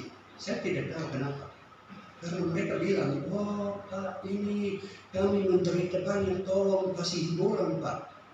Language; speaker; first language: Indonesian; non-native, fluent; English